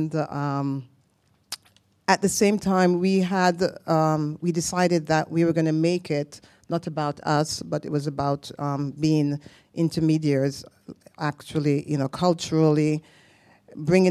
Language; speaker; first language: English; native; English